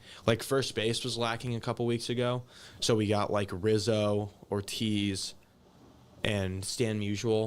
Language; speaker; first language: English; native; English